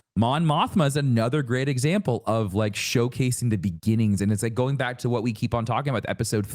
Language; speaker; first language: English; native; English